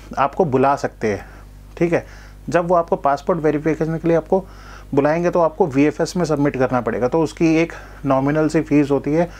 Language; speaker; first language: Hindi; non-native, local second language; Gujarati